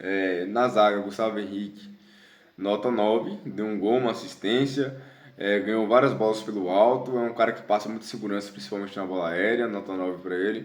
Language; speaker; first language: Portuguese; native; Portuguese